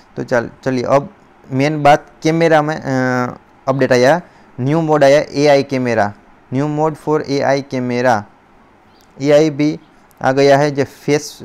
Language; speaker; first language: Hindi; non-native, local second language; Gujarati